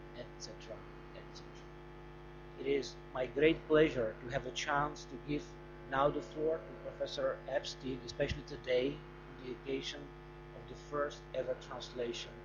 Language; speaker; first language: English; non-native, fluent; Czech